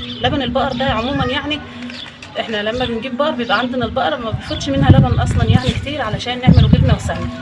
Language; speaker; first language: Arabic; native; Arabic